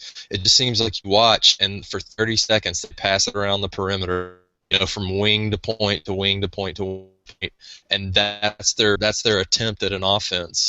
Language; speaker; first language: English; native; English